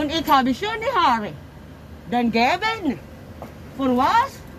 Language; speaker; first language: German; non-native, learner; Filipino